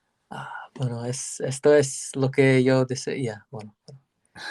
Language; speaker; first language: Spanish; non-native, learner; English